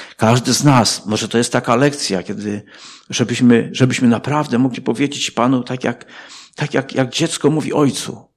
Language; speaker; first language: Polish; native; Polish